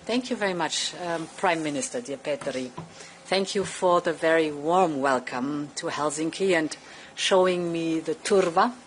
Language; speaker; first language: English; non-native, fluent; German